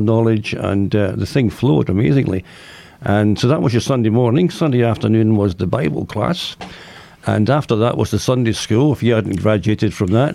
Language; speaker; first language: English; native; English